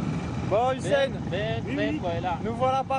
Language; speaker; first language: French; native; French